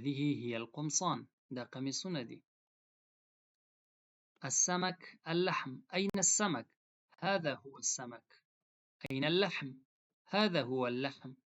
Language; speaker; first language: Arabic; non-native, fluent; Pashto